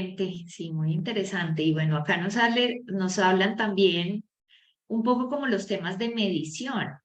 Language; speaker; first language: Spanish; native; Spanish